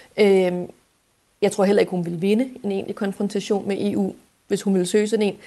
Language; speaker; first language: Danish; native; Danish